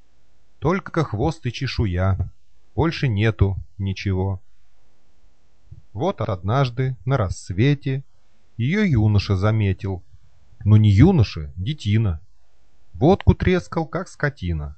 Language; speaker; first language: Russian; native; Russian